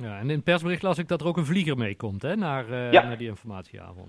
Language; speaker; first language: Dutch; native; Dutch